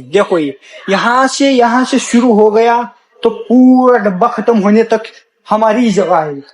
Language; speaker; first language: Hindi; non-native, local second language; Marathi